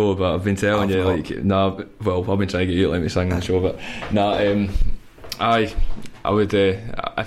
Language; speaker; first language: English; native; English